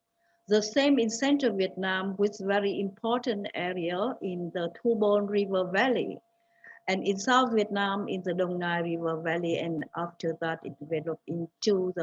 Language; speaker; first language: English; non-native, fluent; Vietnamese